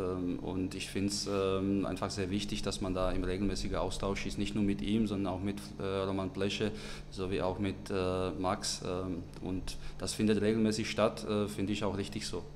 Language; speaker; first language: German; non-native, fluent; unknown